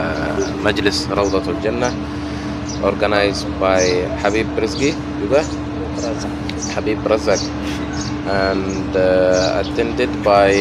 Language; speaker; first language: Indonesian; non-native, learner; Arabic